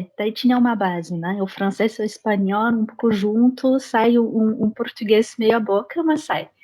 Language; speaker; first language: Portuguese; non-native, fluent; French